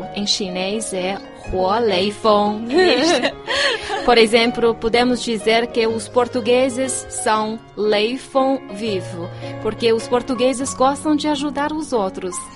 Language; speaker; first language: Portuguese; non-native, fluent; Chinese